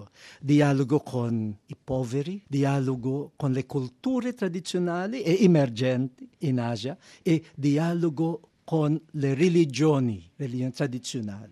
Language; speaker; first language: Italian; non-native, fluent; Filipino